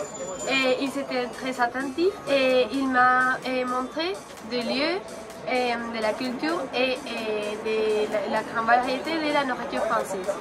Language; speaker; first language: French; non-native, learner; Spanish